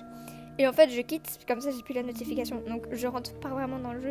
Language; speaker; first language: French; native; French